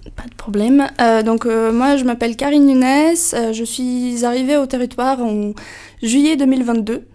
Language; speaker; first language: French; non-native, fluent; Portuguese